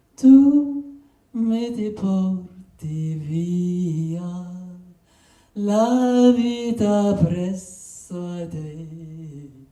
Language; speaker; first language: Italian; non-native, fluent; English